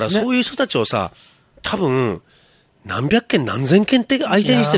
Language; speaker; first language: Japanese; native; Japanese